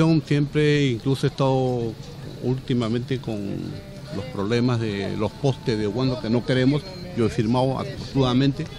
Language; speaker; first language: Spanish; native; Spanish